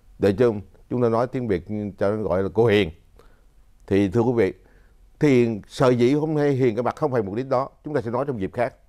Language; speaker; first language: Vietnamese; native; Vietnamese